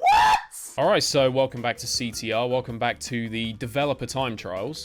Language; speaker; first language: English; native; English